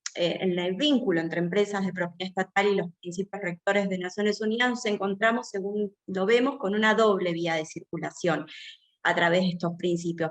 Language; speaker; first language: Spanish; native; Spanish